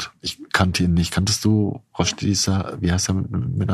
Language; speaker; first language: German; native; German